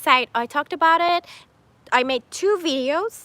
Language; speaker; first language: English; non-native, fluent; Persian